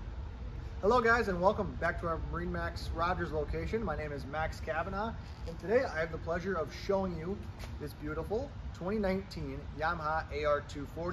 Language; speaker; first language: English; native; English